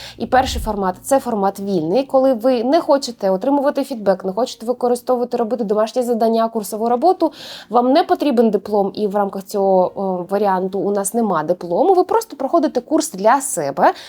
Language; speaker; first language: Ukrainian; native; Ukrainian